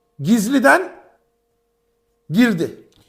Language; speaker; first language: Turkish; native; Turkish